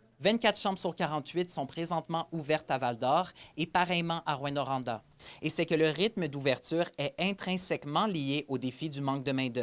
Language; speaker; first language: French; native; French